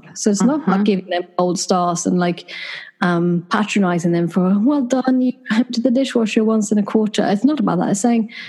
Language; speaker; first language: English; non-native, fluent; Swedish